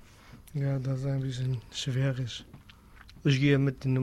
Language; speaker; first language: German; non-native, learner; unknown